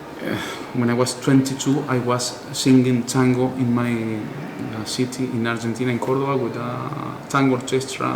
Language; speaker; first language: English; non-native, learner; Spanish